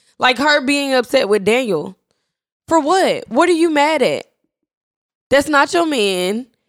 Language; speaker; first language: English; native; English